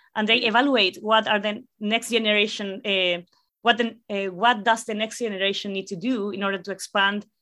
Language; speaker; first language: English; non-native, fluent; Spanish